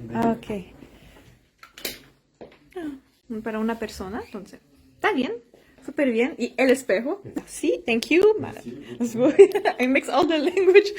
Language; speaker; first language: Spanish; early bilingual, heritage; Spanish